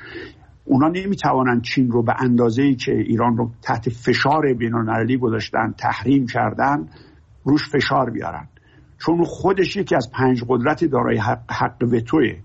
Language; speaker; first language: Persian; native; Persian